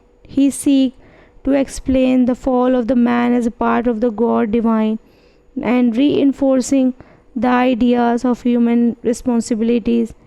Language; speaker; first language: English; non-native, fluent; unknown